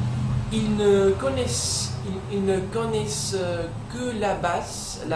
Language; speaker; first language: French; non-native, learner; English